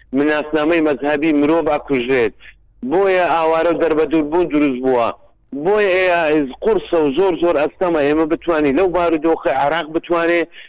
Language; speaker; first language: Central Kurdish; native; Central Kurdish